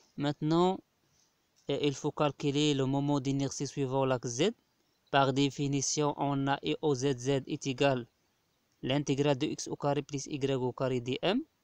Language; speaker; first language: French; non-native, local second language; Arabic